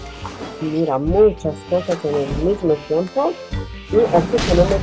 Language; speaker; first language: Spanish; non-native, learner; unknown